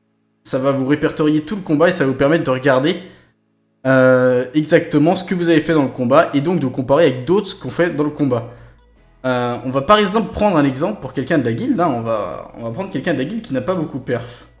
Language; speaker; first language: French; native; French